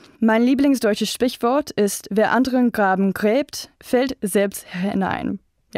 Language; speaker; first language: German; non-native, fluent; English